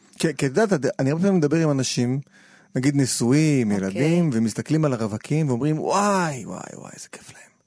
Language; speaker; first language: Hebrew; native; Hebrew